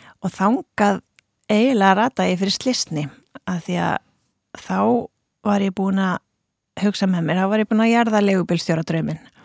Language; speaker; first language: Icelandic; native; Icelandic